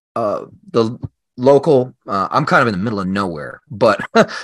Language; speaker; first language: English; native; English